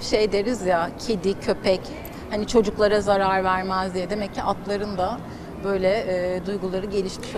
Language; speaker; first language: Turkish; native; Turkish